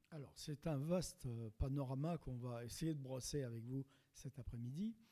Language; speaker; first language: French; native; French